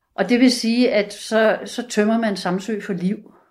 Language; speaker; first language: Danish; native; Danish